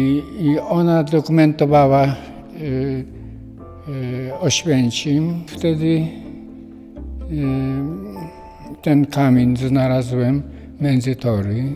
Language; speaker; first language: Polish; non-native, fluent; Japanese